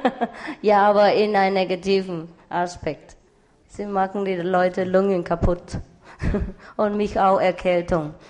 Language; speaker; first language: German; non-native, learner; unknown